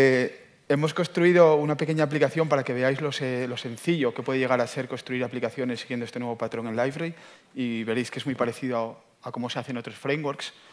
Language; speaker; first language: Spanish; native; Spanish